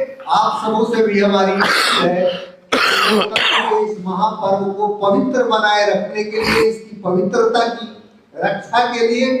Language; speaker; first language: Hindi; native; Hindi